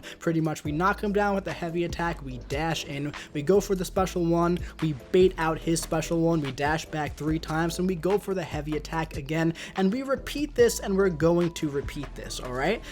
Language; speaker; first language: English; native; English